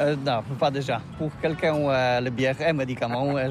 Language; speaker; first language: French; non-native, learner; Polish